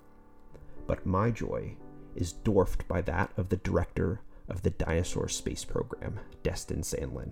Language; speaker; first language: English; native; English